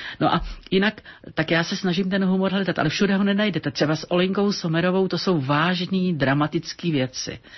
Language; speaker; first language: Czech; native; Czech